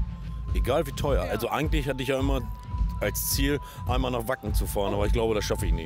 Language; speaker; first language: German; native; German